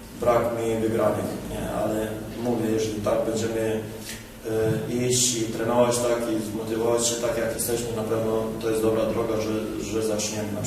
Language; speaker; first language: Polish; non-native, fluent; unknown